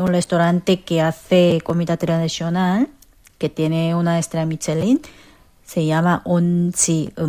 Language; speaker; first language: Spanish; non-native, fluent; Korean